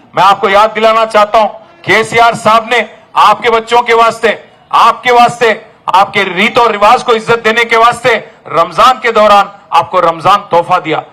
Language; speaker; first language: Hindi; non-native, local second language; Telugu